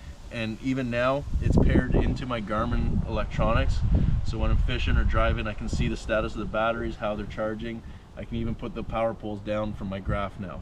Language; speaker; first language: English; native; English